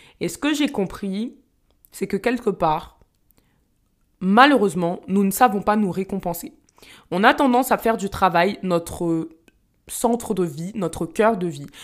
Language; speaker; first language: French; early bilingual, other home language; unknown